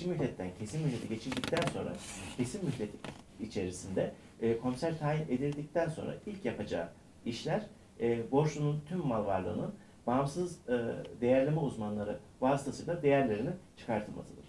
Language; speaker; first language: Turkish; native; Turkish